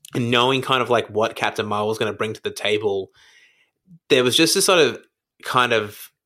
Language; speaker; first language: English; native; English